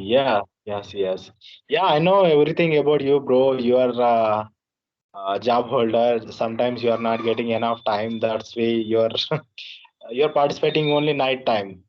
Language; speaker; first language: English; non-native, learner; Telugu